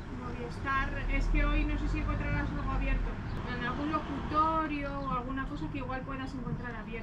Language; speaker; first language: Spanish; native; Spanish